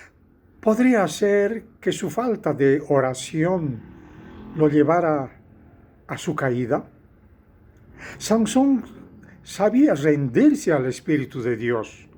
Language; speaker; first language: Spanish; native; Spanish